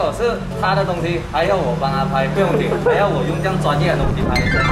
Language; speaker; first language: Chinese; native; Chinese